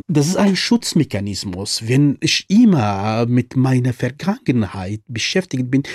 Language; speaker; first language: German; non-native, fluent; Arabic